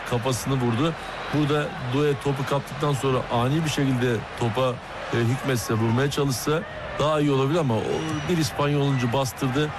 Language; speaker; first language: Turkish; native; Turkish